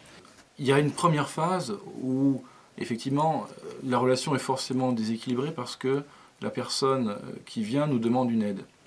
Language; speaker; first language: French; native; French